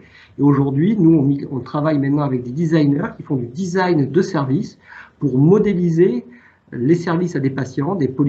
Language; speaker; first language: French; native; French